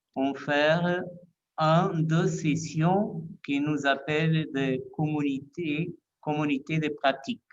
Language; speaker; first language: French; non-native, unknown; Portuguese